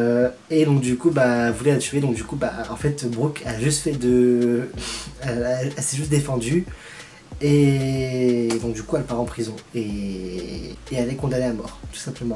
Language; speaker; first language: French; native; French